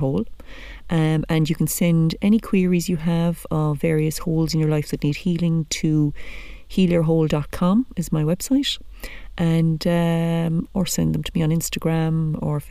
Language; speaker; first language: English; native; English